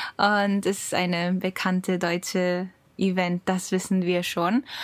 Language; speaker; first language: German; non-native, learner; Japanese